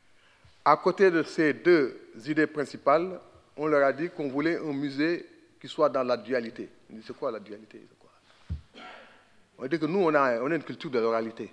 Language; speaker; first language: French; non-native, local second language; Wolof